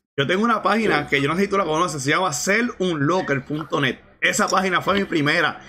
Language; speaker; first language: Spanish; native; Spanish